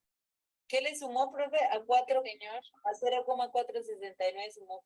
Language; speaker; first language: Spanish; native; Spanish